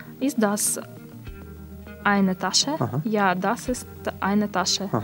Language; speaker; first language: German; non-native, learner; Russian